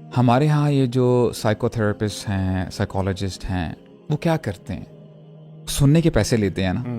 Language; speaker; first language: Urdu; native; Urdu